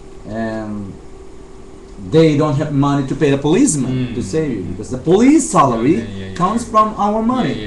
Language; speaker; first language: English; non-native, fluent; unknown